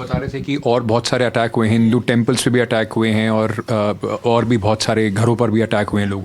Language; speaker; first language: Hindi; native; Hindi